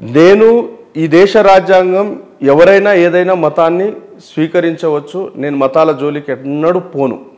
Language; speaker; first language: Telugu; non-native, local second language; Marathi